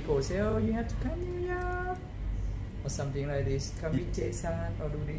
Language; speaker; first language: English; non-native, learner; Thai